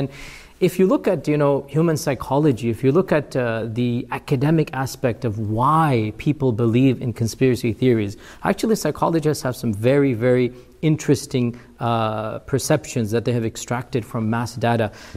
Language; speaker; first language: English; early bilingual, other home language; Urdu